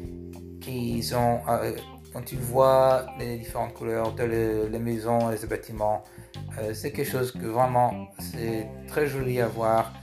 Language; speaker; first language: French; early bilingual, heritage; French